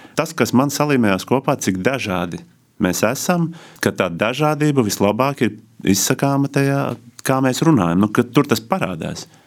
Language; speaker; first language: Latvian; native; Latvian